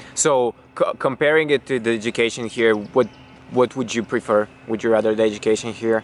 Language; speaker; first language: English; non-native, fluent; Bulgarian